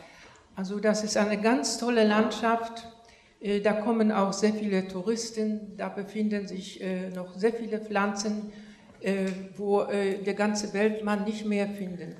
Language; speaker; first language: German; non-native, fluent; Polish